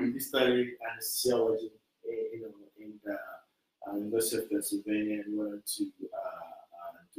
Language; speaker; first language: English; non-native, local second language; Igbo